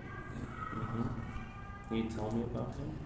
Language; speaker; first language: English; non-native, fluent; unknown